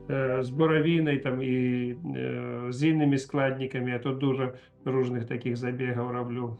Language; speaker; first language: Polish; non-native, learner; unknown